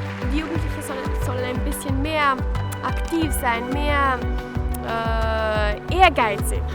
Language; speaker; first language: German; non-native, fluent; Albanian